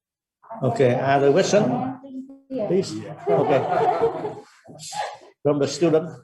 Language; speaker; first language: English; non-native, fluent; Vietnamese